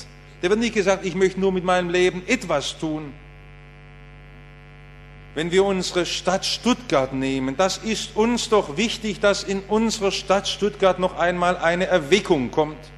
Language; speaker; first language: German; native; German